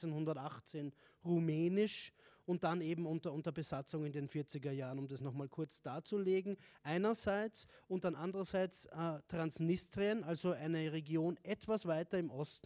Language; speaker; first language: German; native; German